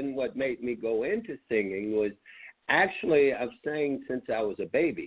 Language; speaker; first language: English; native; English